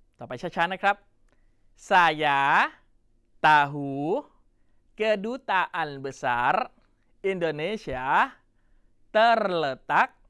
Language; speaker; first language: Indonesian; non-native, fluent; Thai